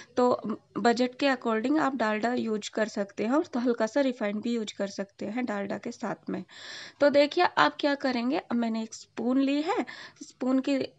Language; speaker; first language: Hindi; native; Hindi